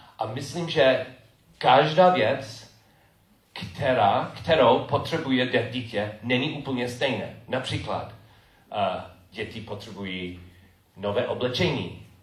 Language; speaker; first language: Czech; non-native, fluent; English